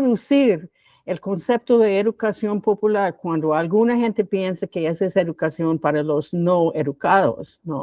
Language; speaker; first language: Spanish; non-native, fluent; English